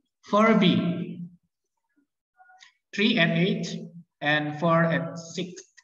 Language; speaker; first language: English; non-native, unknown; Indonesian